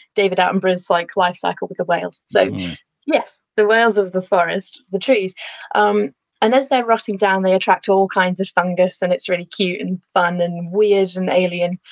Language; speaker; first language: English; native; English